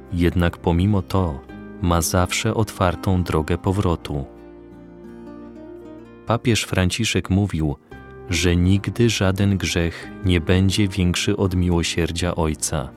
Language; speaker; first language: Polish; native; Polish